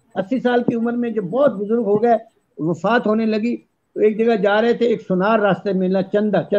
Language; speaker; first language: Urdu; non-native, local second language; Punjabi